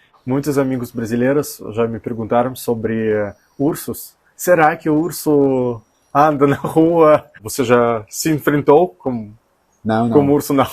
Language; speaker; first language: Portuguese; non-native, fluent; Russian